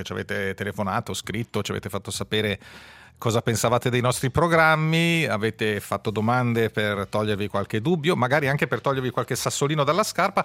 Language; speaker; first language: Italian; native; Italian